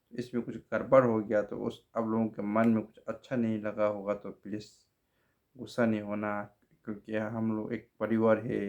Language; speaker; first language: Hindi; non-native, local second language; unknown